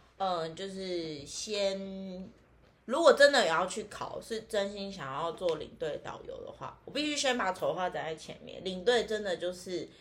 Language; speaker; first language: Chinese; native; Chinese